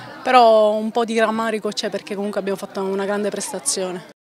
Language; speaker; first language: Italian; native; Italian